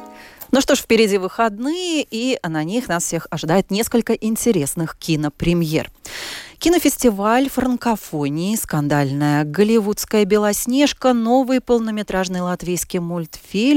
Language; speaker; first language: Russian; native; Russian